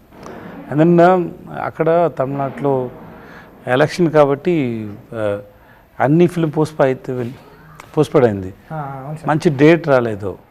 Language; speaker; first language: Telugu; non-native, learner; Tamil